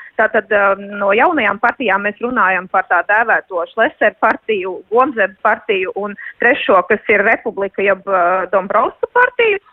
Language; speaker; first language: Latvian; native; Latvian